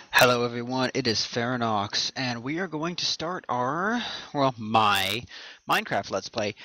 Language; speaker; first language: English; native; English